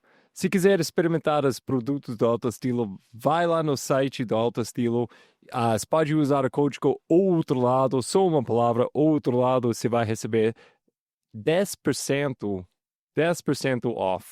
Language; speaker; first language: Portuguese; non-native, fluent; English